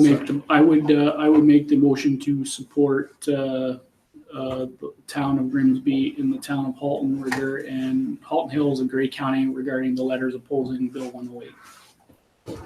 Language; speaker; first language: English; native; English